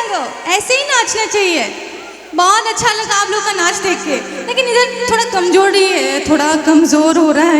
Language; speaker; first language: Hindi; non-native, local second language; Bodo